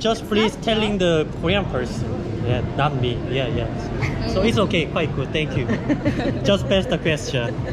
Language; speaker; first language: English; non-native, learner; Korean